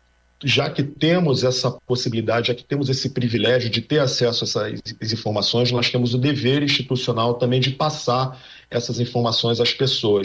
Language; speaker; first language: Portuguese; native; Portuguese